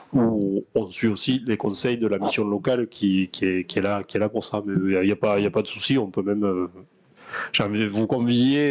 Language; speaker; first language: French; native; French